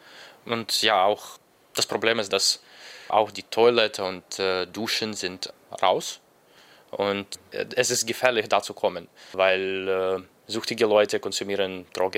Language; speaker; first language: German; non-native, learner; Ukrainian